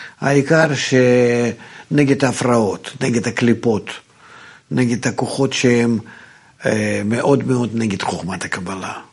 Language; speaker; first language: Hebrew; non-native, fluent; Russian